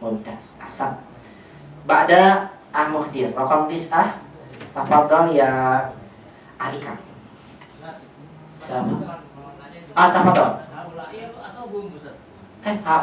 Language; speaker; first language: Arabic; non-native, fluent; Indonesian